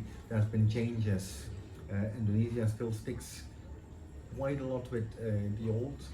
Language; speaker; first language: English; non-native, fluent; Dutch